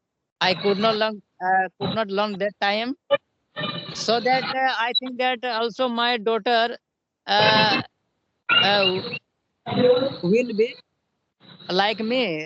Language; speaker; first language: English; non-native, learner; Hindi